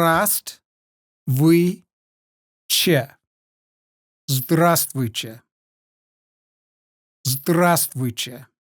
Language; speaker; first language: Russian; non-native, learner; English